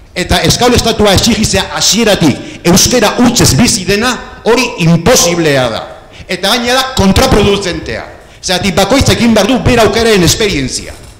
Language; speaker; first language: Basque; non-native, local second language; Spanish